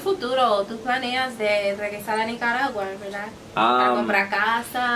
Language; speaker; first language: Spanish; non-native, fluent; English